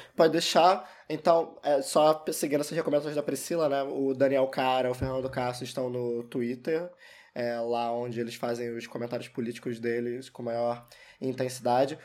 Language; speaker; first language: Portuguese; native; Portuguese